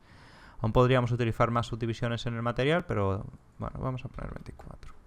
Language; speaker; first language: Spanish; native; Spanish